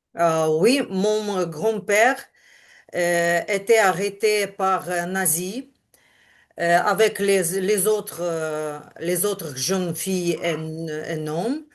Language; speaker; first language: French; non-native, learner; Ukrainian